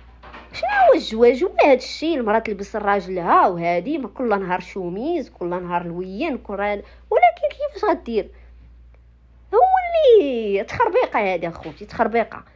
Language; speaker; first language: Arabic; native; Arabic